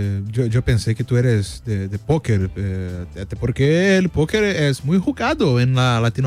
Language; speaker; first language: Spanish; non-native, learner; Portuguese